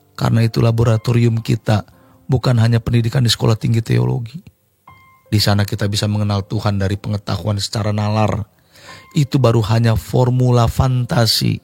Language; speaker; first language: Indonesian; native; Indonesian